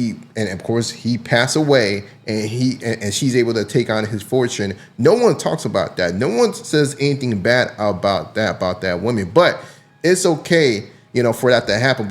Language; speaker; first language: English; native; English